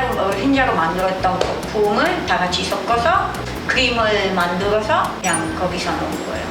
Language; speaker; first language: Korean; non-native, fluent; Italian